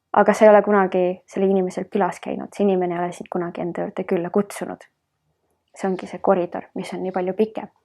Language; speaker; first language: Estonian; early bilingual, heritage; Estonian